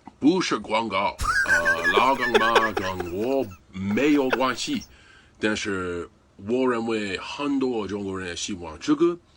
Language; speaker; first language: Chinese; non-native, learner; English